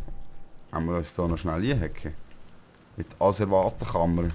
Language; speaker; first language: German; native; German